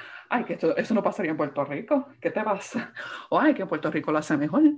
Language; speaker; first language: Spanish; early bilingual, heritage; Spanish